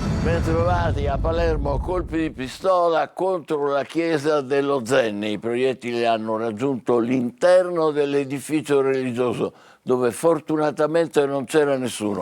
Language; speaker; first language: Italian; native; Italian